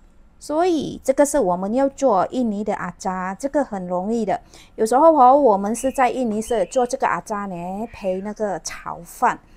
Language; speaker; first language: Chinese; non-native, learner; Indonesian